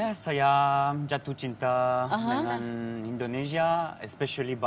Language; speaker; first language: Indonesian; non-native, learner; French